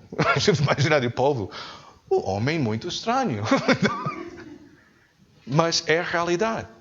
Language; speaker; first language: Portuguese; non-native, learner; English